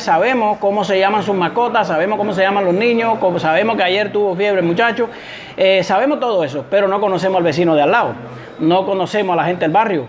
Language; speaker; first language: Spanish; native; Spanish